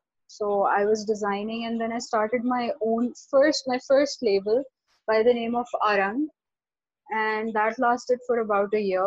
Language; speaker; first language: English; non-native, local second language; Urdu